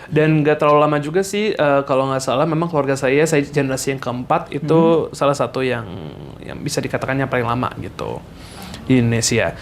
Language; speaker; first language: Indonesian; native; Indonesian